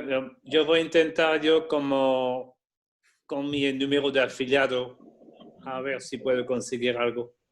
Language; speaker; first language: Spanish; non-native, fluent; French